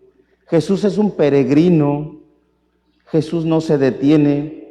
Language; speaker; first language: Spanish; native; Spanish